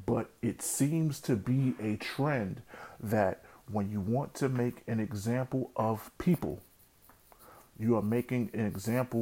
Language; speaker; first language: English; native; English